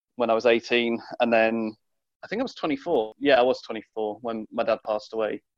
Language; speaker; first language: English; native; English